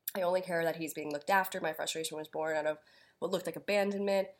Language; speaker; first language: English; native; English